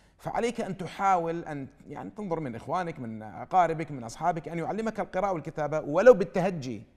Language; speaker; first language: Arabic; native; Arabic